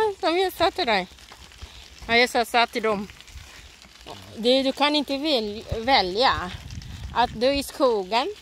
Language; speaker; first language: Swedish; non-native, learner; Cebuano